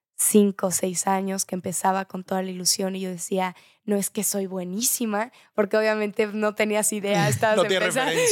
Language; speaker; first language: Spanish; native; Spanish